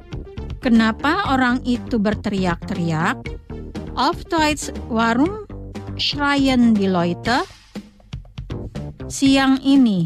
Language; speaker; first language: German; non-native, fluent; Indonesian